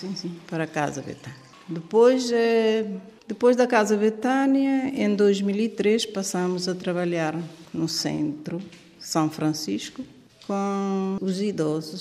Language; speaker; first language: Portuguese; non-native, local second language; Kabuverdianu